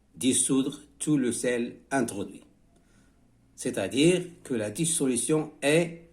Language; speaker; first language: French; non-native, local second language; Arabic